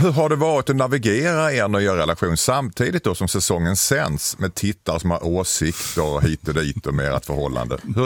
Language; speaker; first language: Swedish; native; Swedish